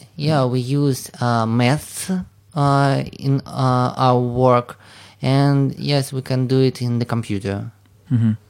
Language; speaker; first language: English; non-native, learner; Russian